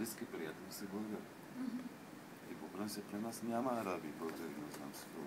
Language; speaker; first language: Bulgarian; non-native, learner; Arabic